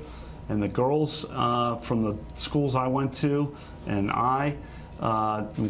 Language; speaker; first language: English; native; English